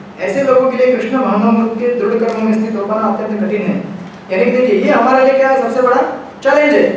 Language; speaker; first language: Hindi; non-native, local second language; Marathi